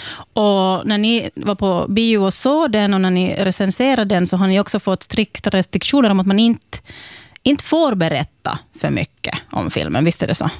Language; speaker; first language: Swedish; native; Swedish